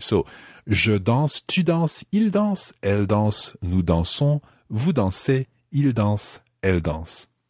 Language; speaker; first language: French; non-native, fluent; English